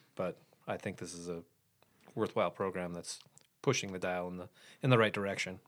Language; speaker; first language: English; native; English